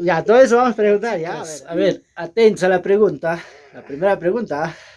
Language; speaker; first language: Spanish; native; Spanish